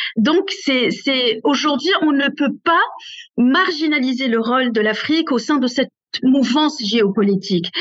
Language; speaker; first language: French; non-native, local second language; Arabic